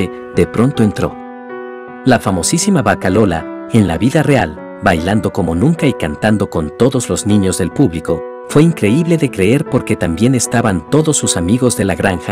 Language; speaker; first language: Spanish; native; Spanish